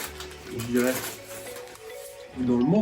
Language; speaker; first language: French; native; French